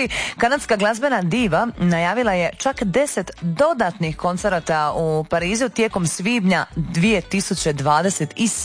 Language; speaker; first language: Serbian; native; Serbian